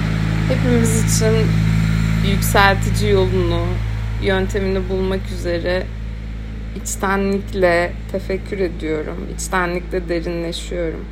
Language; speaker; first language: Turkish; native; Turkish